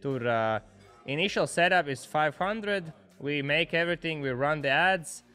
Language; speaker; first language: English; non-native, fluent; Latvian